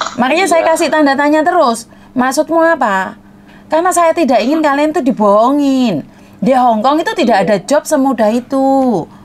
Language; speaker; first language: Indonesian; non-native, local second language; Madurese